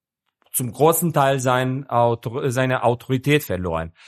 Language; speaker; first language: German; non-native, fluent; Serbian